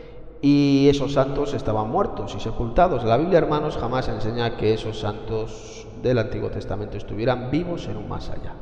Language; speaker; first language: Spanish; native; Spanish